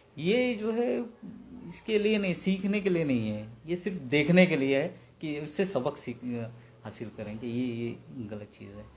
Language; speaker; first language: Hindi; non-native, local second language; Urdu